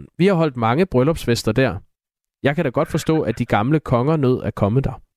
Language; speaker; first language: Danish; native; Danish